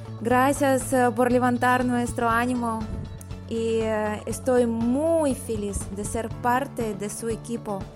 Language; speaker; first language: Spanish; non-native, fluent; Russian